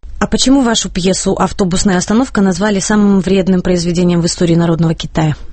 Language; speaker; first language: Russian; native; Russian